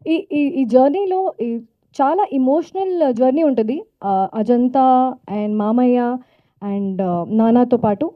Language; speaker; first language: Telugu; non-native, fluent; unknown